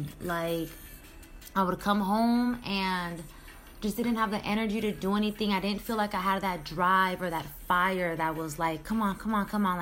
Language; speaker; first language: English; native; English